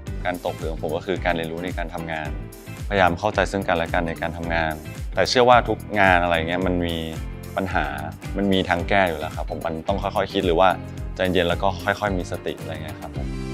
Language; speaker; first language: Thai; native; Thai